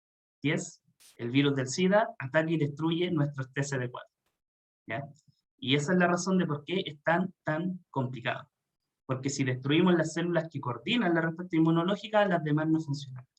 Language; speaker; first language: Spanish; native; Spanish